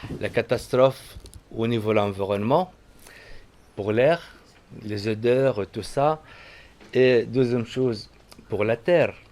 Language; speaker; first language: French; non-native, fluent; Arabic